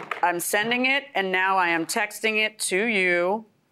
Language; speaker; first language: English; early bilingual, other home language; Spanish